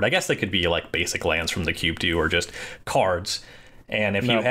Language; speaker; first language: English; native; English